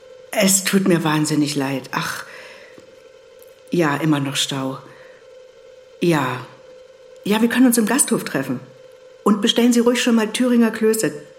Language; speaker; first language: German; native; German